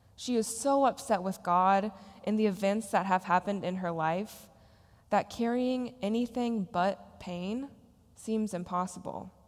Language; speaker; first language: English; native; English